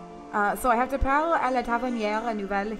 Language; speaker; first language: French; non-native, learner; English